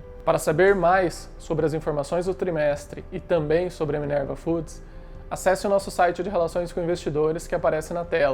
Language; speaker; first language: Portuguese; native; Portuguese